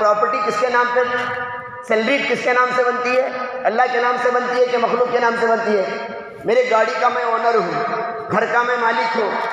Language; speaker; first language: Urdu; native; Urdu